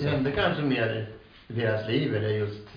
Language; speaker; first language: Swedish; native; Swedish